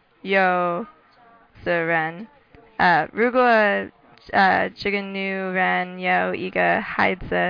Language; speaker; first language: Chinese; non-native, learner; English